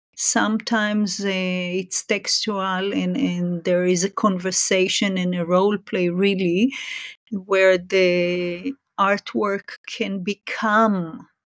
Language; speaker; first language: English; non-native, fluent; Hebrew